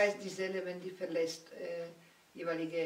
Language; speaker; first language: German; non-native, learner; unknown